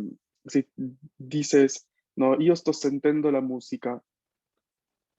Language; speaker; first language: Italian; non-native, fluent; Spanish